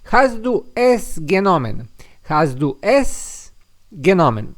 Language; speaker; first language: German; non-native, learner; Serbian